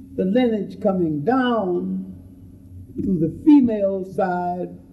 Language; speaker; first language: English; native; English